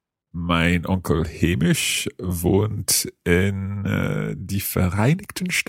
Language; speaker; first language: German; non-native, learner; English